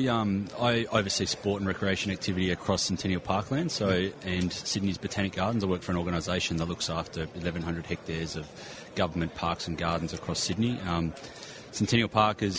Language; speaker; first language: English; native; English